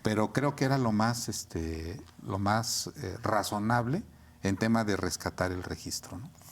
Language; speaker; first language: Spanish; native; Spanish